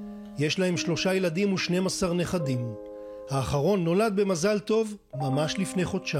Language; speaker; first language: Hebrew; native; Hebrew